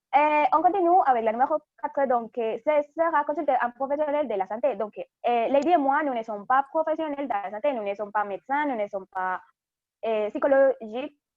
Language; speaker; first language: French; non-native, fluent; Spanish